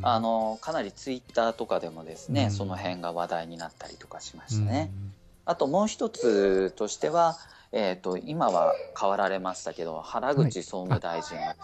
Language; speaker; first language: Japanese; native; Japanese